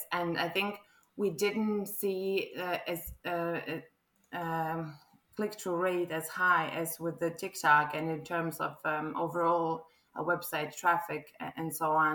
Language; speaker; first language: English; non-native, fluent; Croatian